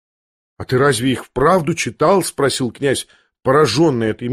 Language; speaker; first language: Russian; native; Russian